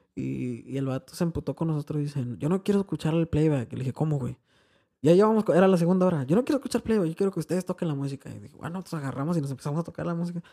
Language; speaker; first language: Spanish; early bilingual, heritage; Spanish